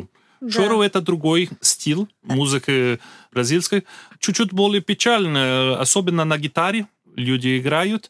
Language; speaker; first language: Russian; non-native, learner; Portuguese